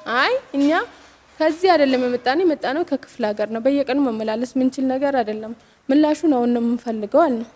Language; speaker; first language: Amharic; non-native, local second language; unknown